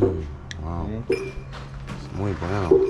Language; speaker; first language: Spanish; non-native, learner; English